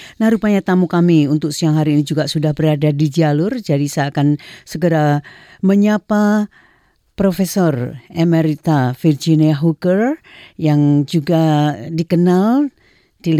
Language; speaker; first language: Indonesian; native; Indonesian